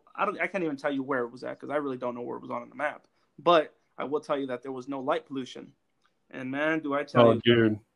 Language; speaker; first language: English; native; English